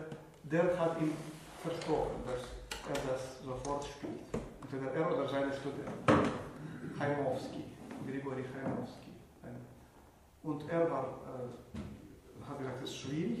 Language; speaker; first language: German; non-native, fluent; Russian